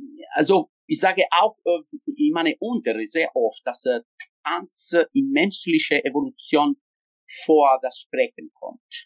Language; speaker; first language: German; non-native, fluent; Italian